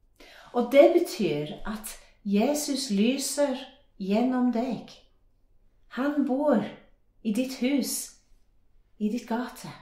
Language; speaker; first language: Norwegian; non-native, fluent; English